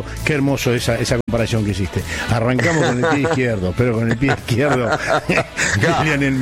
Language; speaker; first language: Spanish; native; Spanish